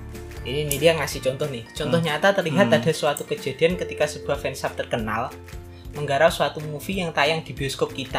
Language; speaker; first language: Indonesian; native; Indonesian